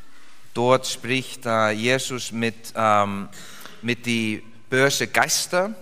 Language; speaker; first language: German; non-native, fluent; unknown